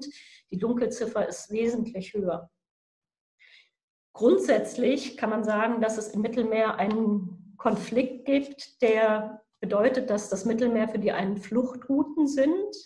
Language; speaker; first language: German; native; German